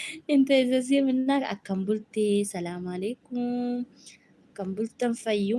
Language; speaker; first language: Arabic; non-native, learner; Oromo